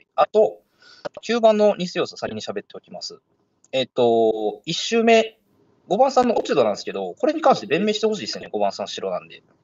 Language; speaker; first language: Japanese; native; Japanese